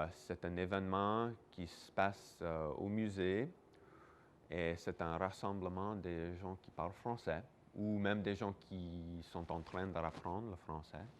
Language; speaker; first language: French; non-native, local second language; English